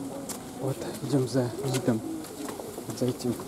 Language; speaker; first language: Russian; native; Russian